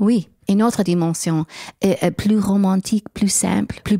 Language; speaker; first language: French; non-native, learner; English